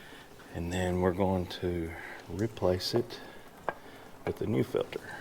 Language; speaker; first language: English; native; English